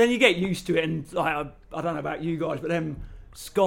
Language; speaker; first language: English; native; English